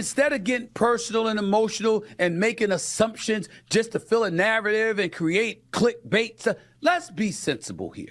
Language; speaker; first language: English; native; English